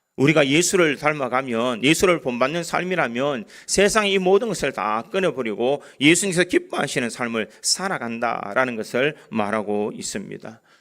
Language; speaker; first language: Korean; native; Korean